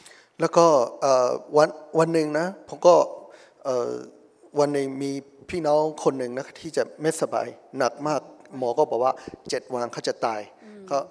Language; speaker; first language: Thai; non-native, fluent; Burmese